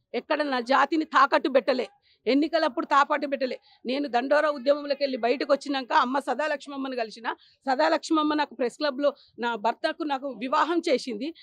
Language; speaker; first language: Telugu; native; Telugu